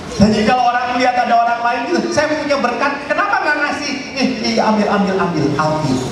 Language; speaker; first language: Indonesian; non-native, local second language; Javanese